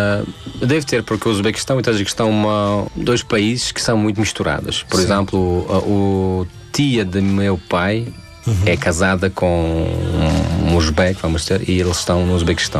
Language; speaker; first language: Portuguese; non-native, fluent; Tajik